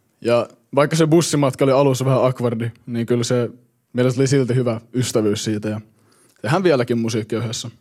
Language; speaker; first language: Finnish; early bilingual, heritage; Finnish